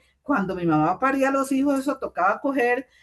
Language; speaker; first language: Spanish; native; Spanish